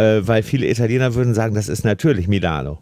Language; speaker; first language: German; native; German